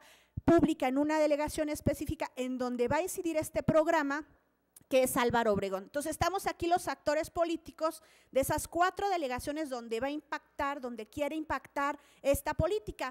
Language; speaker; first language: Spanish; native; Spanish